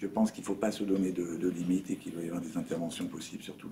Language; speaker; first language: French; native; French